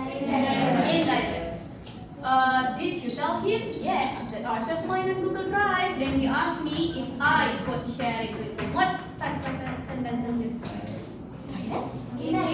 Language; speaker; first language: English; non-native, fluent; Indonesian